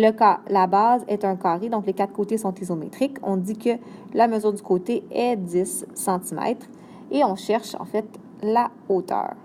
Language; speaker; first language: French; native; French